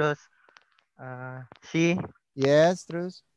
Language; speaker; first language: English; non-native, learner; Indonesian